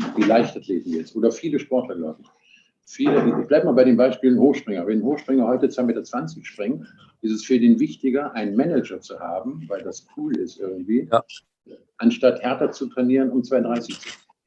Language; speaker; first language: German; native; German